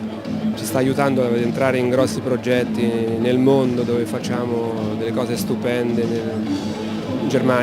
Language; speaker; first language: Italian; native; Italian